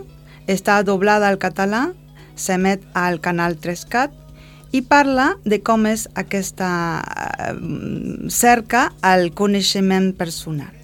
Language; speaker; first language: Catalan; non-native, learner; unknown